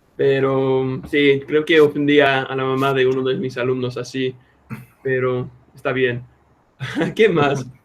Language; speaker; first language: Spanish; non-native, fluent; English